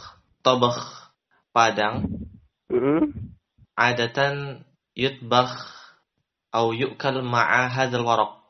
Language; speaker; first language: Arabic; non-native, learner; Indonesian